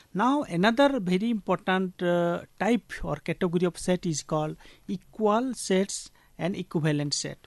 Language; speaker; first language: Hindi; native; Hindi